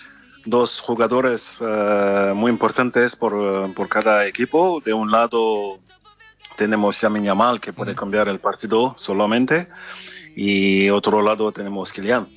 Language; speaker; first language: Spanish; non-native, fluent; French